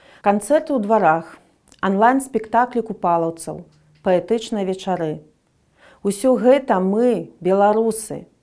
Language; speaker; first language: Belarusian; non-native, local second language; Russian